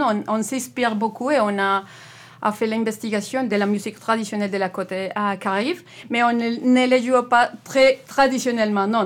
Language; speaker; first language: French; non-native, learner; Spanish